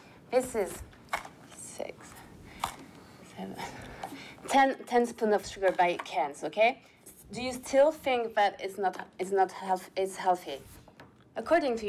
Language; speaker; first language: English; non-native, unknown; French